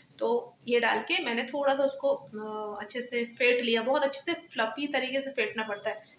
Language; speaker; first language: Hindi; non-native, local second language; Bangla